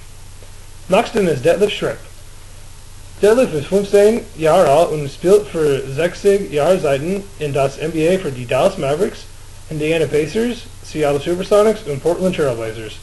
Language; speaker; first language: German; non-native, learner; English